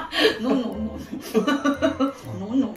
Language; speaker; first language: Japanese; native; Japanese